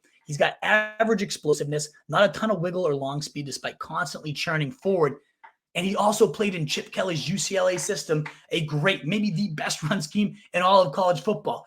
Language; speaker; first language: English; native; English